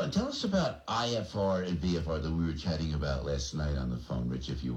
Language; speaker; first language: English; native; English